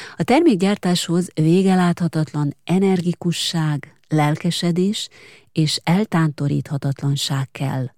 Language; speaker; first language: Hungarian; native; Hungarian